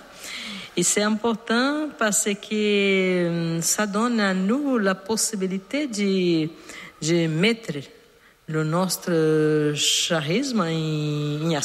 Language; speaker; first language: French; non-native, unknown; Portuguese